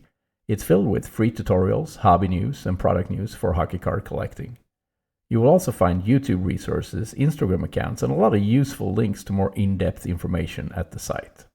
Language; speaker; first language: English; non-native, fluent; Swedish